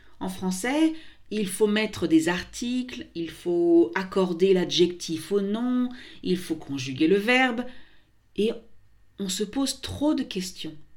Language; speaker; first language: French; native; French